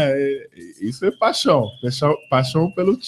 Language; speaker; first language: Portuguese; non-native, fluent; English